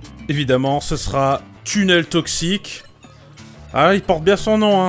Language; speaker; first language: French; native; French